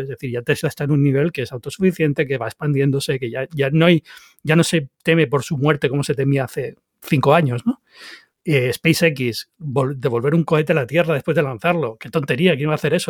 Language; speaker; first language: Spanish; native; Spanish